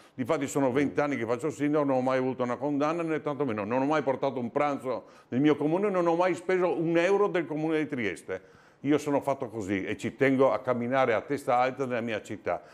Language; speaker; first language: Italian; native; Italian